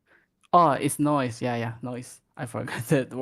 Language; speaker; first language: English; non-native, learner; Indonesian